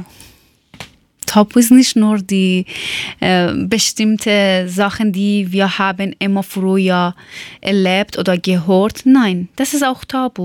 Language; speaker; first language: German; non-native, learner; Persian